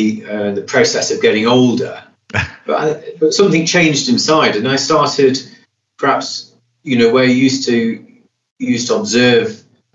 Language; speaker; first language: English; native; English